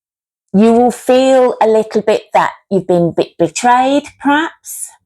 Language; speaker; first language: English; native; English